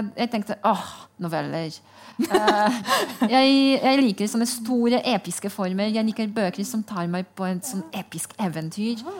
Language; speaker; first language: Norwegian; non-native, fluent; Polish